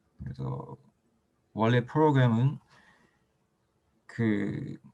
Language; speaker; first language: Korean; non-native, fluent; Chinese